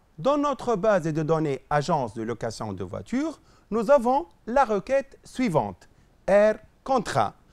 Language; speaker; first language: French; non-native, local second language; Arabic